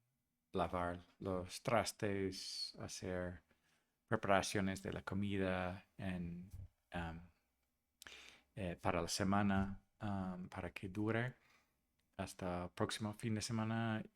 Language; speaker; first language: Spanish; non-native, fluent; English